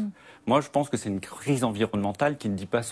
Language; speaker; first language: French; native; French